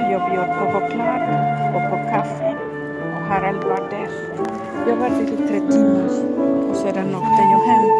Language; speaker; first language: Swedish; non-native, fluent; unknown